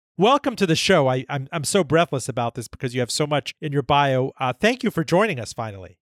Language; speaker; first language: English; early bilingual, other home language; Persian